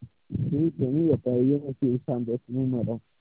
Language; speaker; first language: Spanish; non-native, learner; English